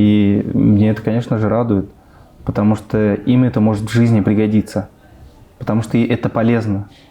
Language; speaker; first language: Russian; native; Russian